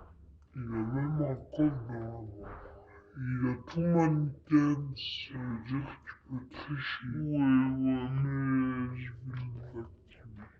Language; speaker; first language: French; native; French